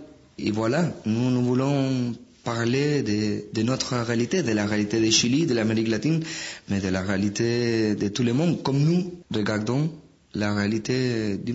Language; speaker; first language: French; non-native, fluent; Spanish